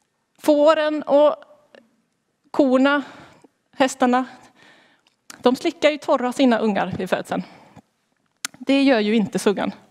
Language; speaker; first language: Swedish; native; Swedish